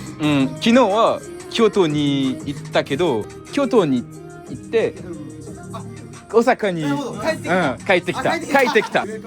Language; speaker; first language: Japanese; non-native, learner; French